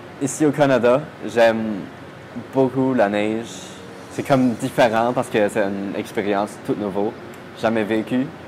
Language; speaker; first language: French; non-native, local second language; German